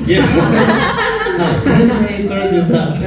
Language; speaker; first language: Japanese; non-native, learner; Korean